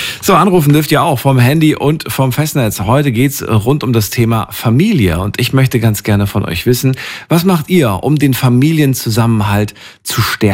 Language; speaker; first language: German; native; German